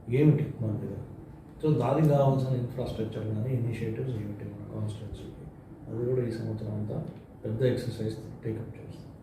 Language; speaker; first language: Telugu; native; Telugu